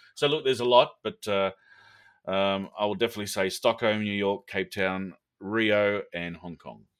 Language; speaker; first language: English; native; English